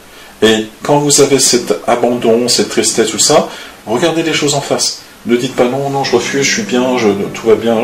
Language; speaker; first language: French; native; French